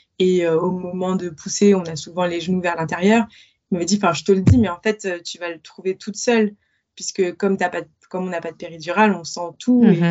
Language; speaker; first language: French; native; French